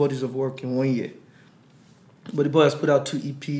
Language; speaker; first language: English; non-native, local second language; Yoruba